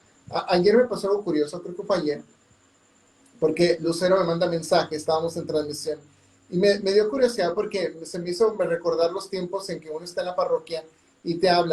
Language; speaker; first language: Spanish; native; Spanish